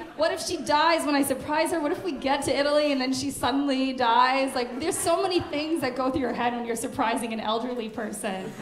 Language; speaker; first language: English; native; English